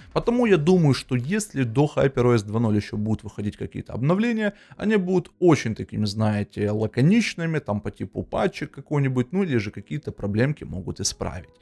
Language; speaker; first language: Russian; native; Russian